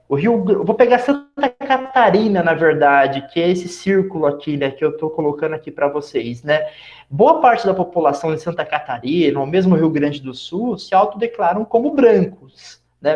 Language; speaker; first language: Portuguese; native; Portuguese